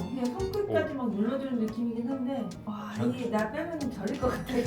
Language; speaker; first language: Korean; native; Korean